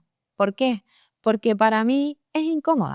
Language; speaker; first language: Spanish; native; Spanish